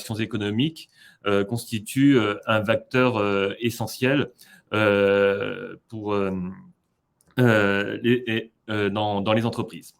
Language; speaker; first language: French; native; French